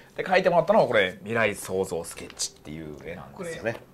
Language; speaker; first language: Japanese; native; Japanese